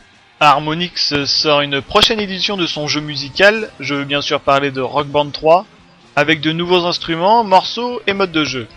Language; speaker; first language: French; native; French